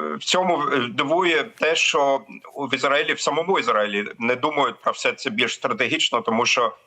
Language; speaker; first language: Ukrainian; non-native, fluent; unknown